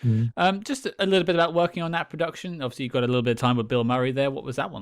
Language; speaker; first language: English; native; English